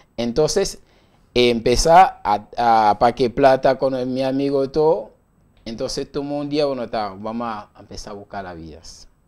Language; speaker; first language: Spanish; non-native, learner; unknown